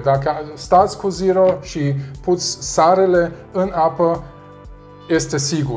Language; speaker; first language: Romanian; non-native, learner; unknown